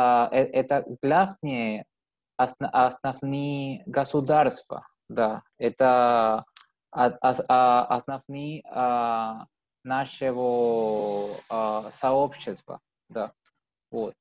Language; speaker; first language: Russian; non-native, learner; Spanish